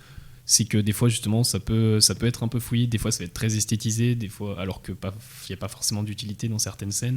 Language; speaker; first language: French; native; French